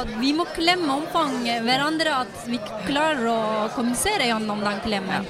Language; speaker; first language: Norwegian; non-native, fluent; Turkish